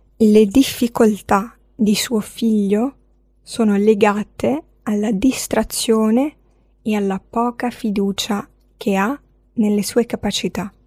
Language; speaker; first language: Italian; non-native, fluent; Arabic